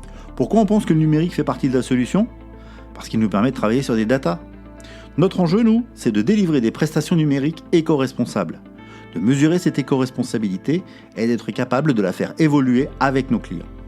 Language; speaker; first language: French; native; French